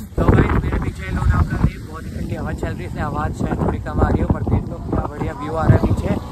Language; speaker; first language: Hindi; native; Hindi